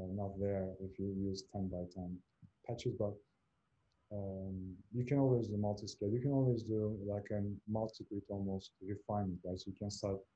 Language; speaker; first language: English; non-native, fluent; Turkish